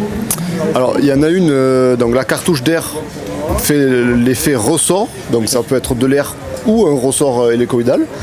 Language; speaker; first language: French; native; French